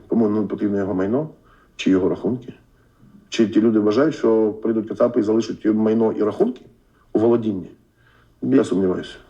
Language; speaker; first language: Ukrainian; non-native, local second language; Russian